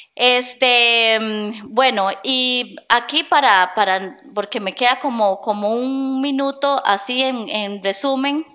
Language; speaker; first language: Spanish; native; Spanish